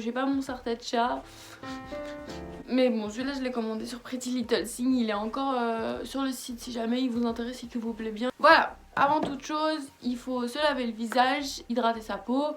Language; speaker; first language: French; native; French